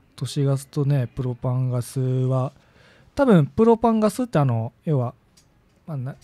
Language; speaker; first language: Japanese; native; Japanese